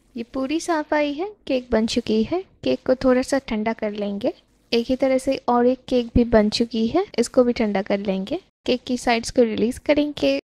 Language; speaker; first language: Hindi; non-native, local second language; Bangla